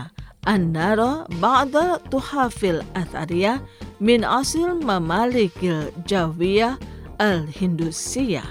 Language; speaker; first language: Arabic; non-native, fluent; Indonesian